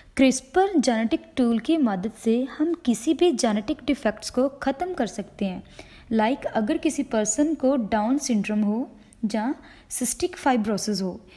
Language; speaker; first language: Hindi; non-native, local second language; Punjabi